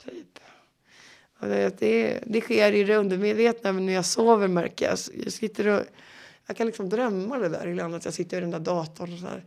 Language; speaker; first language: Swedish; native; Swedish